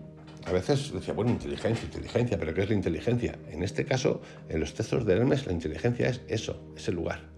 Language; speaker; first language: Spanish; native; Spanish